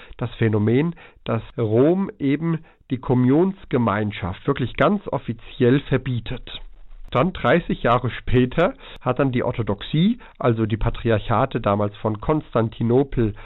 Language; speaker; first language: German; early bilingual, heritage; Greek